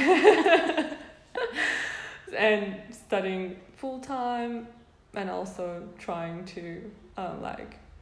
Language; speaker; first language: English; non-native, fluent; Persian